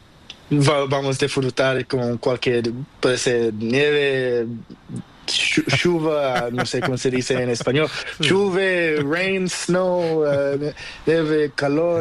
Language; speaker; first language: Spanish; non-native, learner; Portuguese